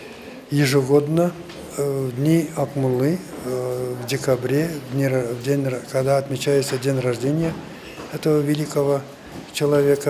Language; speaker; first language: Russian; native; Russian